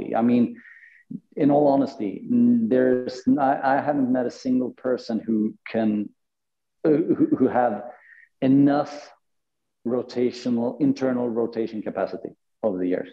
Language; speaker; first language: English; non-native, fluent; Swedish